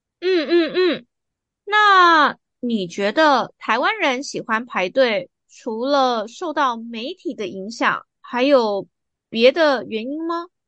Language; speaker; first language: Chinese; native; Chinese